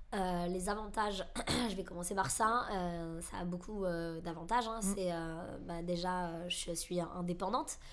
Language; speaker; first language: French; native; French